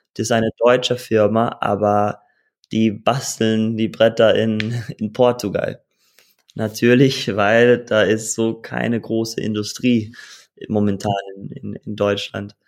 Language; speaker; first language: German; early bilingual, heritage; German